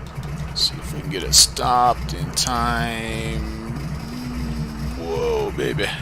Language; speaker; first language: English; native; English